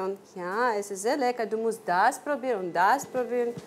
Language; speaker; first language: German; non-native, learner; Ukrainian